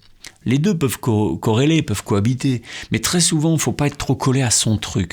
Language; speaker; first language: French; native; French